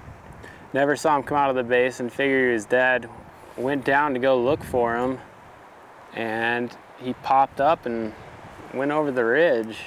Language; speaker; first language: English; native; English